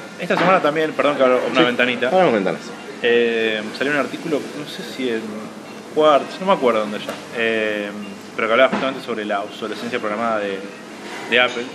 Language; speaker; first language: Spanish; native; Spanish